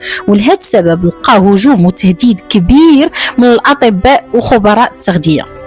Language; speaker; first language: Arabic; native; Arabic